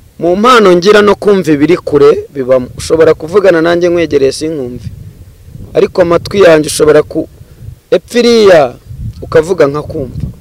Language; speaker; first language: Kinyarwanda; native; Kinyarwanda